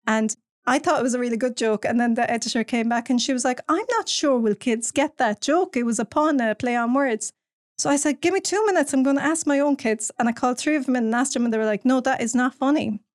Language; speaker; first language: English; native; English